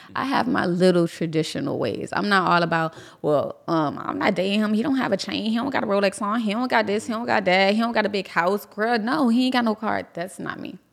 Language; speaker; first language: English; native; English